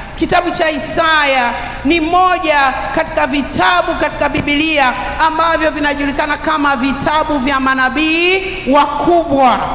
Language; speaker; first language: Swahili; native; Swahili